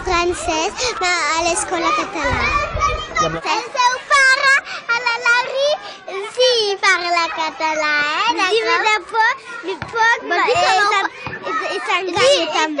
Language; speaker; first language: Catalan; non-native, local second language; French